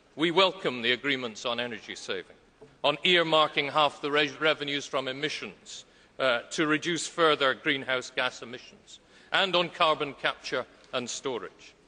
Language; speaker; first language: English; native; English